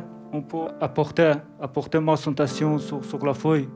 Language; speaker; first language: French; non-native, learner; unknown